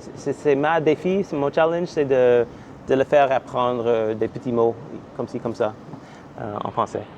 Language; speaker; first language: French; non-native, local second language; English